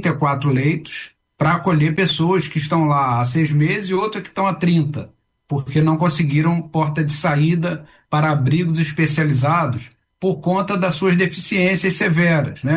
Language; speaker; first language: Portuguese; native; Portuguese